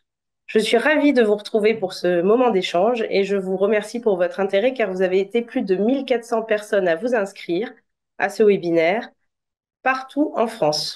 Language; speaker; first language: French; native; French